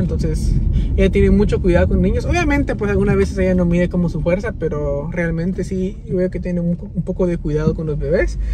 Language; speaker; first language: Spanish; early bilingual, heritage; Spanish